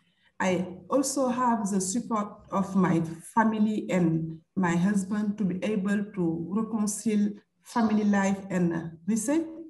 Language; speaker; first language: English; non-native, fluent; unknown